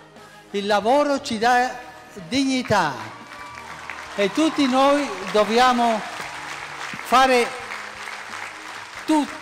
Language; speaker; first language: Italian; non-native, fluent; Spanish